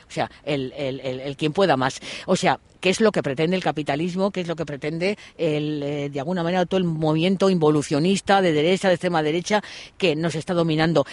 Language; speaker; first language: Spanish; native; Spanish